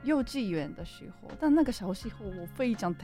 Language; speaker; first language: Chinese; non-native, fluent; Japanese